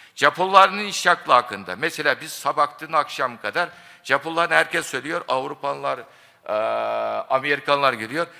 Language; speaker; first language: Turkish; non-native, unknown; Japanese